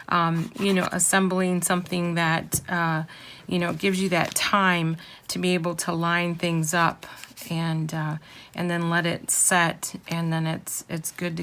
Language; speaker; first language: English; native; English